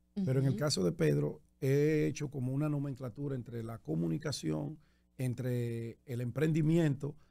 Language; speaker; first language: Spanish; native; Spanish